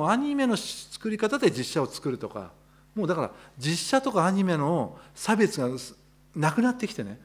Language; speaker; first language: Japanese; native; Japanese